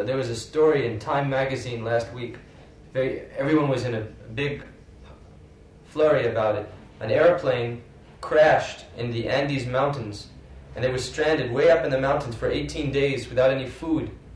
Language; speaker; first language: English; native; English